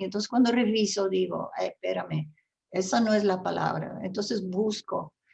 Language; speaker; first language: Spanish; non-native, fluent; Dutch